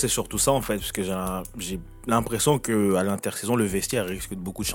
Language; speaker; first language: French; native; French